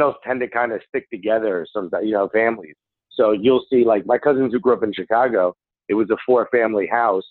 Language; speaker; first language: English; early bilingual, other home language; Spanish